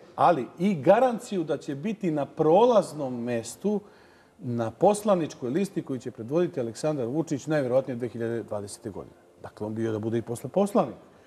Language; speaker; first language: Serbian; native; Serbian